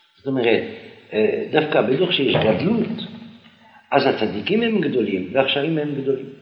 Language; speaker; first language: Hebrew; non-native, fluent; French